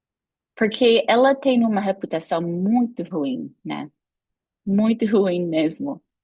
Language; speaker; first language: Portuguese; non-native, fluent; English